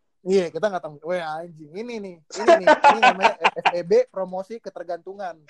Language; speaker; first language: Indonesian; native; Indonesian